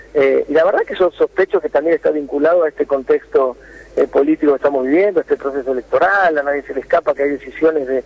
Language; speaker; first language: Spanish; native; Spanish